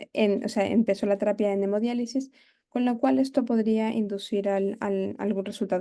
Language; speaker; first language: Spanish; native; Spanish